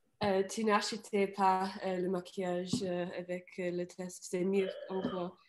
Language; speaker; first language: French; non-native, learner; English